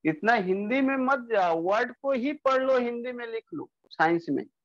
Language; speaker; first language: Hindi; non-native, local second language; Bangla